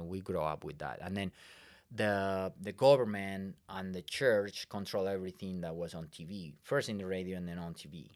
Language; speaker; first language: English; non-native, fluent; Spanish